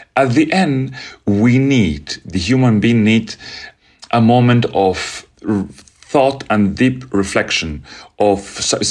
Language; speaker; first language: English; non-native, fluent; Spanish